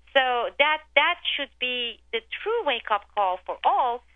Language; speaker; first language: English; non-native, fluent; Turkish